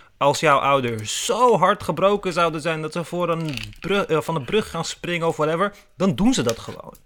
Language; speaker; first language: Dutch; early bilingual, other home language; Turkish